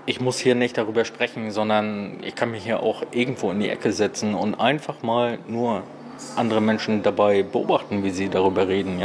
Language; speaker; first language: German; native; German